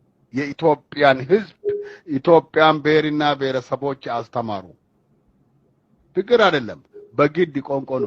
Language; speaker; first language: Amharic; non-native, local second language; Oromo